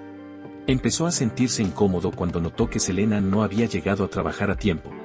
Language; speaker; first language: Spanish; native; Spanish